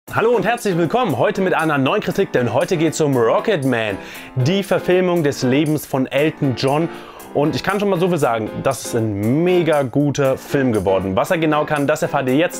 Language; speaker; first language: German; native; German